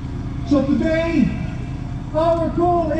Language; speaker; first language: English; non-native, local second language; Filipino